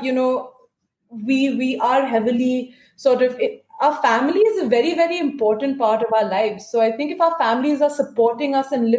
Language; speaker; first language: English; non-native, local second language; Hindi